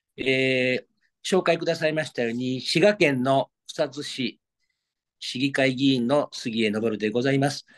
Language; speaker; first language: Japanese; native; Japanese